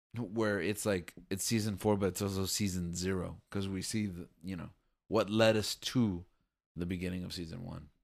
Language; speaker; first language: English; native; English